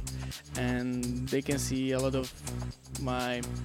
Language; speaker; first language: English; non-native, learner; Slovak